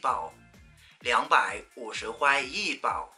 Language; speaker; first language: Chinese; non-native, fluent; Vietnamese